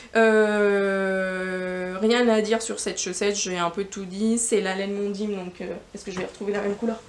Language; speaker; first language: French; non-native, fluent; Spanish